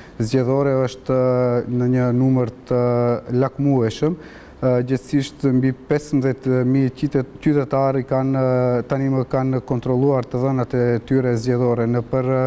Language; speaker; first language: Albanian; native; Albanian